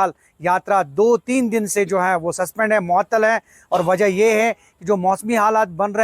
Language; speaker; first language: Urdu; non-native, local second language; Kashmiri